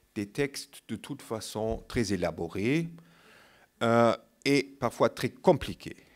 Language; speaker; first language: French; non-native, fluent; German